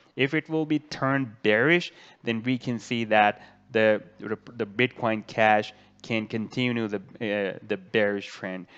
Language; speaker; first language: English; non-native, local second language; Urdu